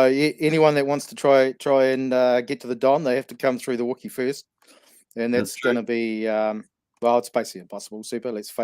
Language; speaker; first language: English; native; English